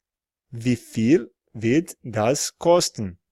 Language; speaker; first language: German; non-native, fluent; Serbian